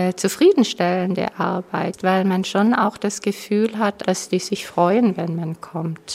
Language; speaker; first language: German; native; German